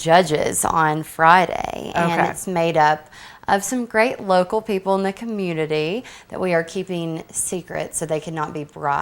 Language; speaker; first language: English; native; English